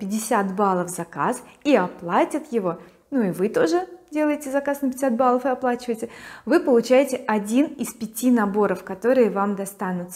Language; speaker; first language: Russian; native; Russian